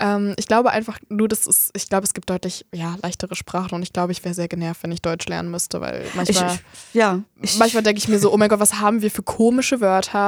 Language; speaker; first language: German; native; German